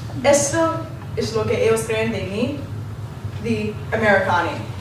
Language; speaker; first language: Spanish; non-native, learner; English